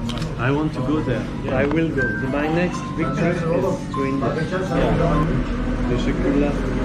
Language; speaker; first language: English; non-native, fluent; French